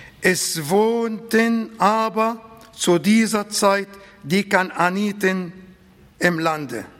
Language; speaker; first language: German; non-native, fluent; Arabic